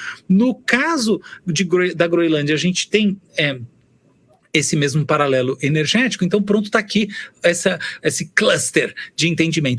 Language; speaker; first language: Portuguese; native; Portuguese